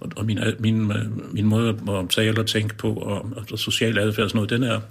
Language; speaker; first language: Danish; native; Danish